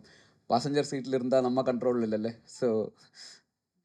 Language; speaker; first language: Tamil; non-native, learner; Malayalam